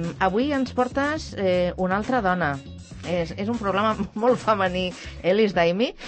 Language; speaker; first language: Catalan; native; Catalan